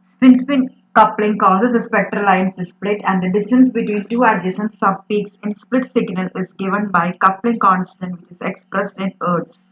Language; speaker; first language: English; non-native, local second language; Malayalam